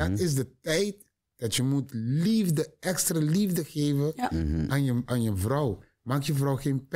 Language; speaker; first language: Dutch; non-native, learner; Papiamento